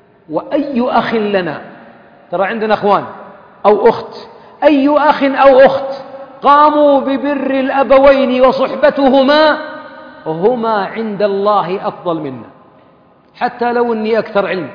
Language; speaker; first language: Arabic; native; Arabic